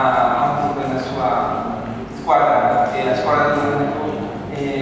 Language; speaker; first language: Italian; non-native, learner; French